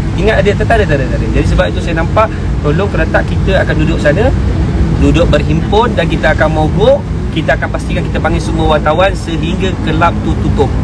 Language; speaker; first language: Malay; native; Malay